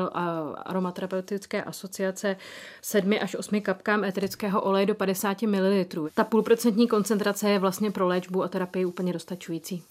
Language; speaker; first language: Czech; native; Czech